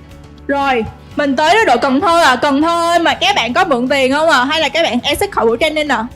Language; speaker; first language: Vietnamese; native; Vietnamese